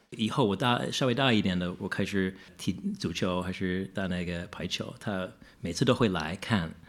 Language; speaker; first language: Chinese; non-native, fluent; English